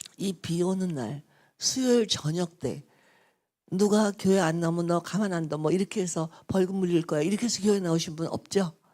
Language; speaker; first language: Korean; native; Korean